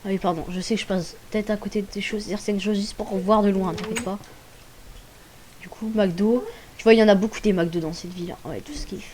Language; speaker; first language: French; native; French